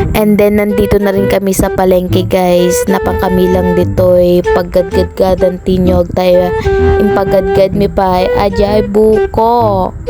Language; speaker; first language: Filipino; non-native, local second language; Cebuano